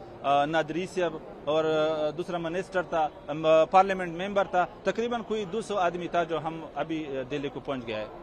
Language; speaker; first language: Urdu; non-native, learner; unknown